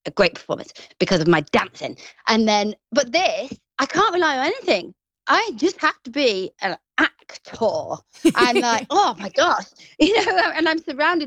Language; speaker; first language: English; native; English